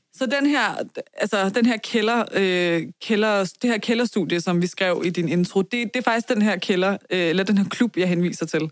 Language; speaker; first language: Danish; early bilingual, other home language; Persian